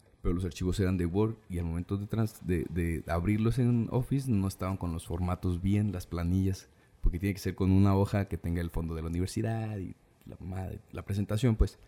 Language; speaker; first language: Spanish; native; Spanish